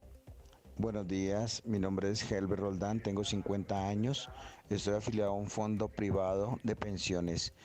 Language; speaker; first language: Spanish; native; Spanish